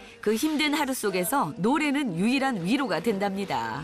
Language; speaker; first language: Korean; native; Korean